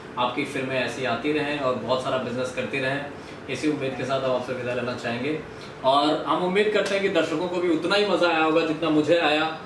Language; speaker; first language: Hindi; native; Hindi